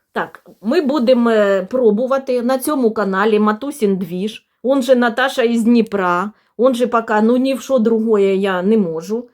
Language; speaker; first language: Ukrainian; non-native, local second language; Russian